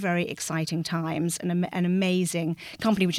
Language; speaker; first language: English; native; English